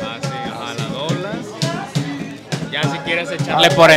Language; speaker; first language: Spanish; native; Spanish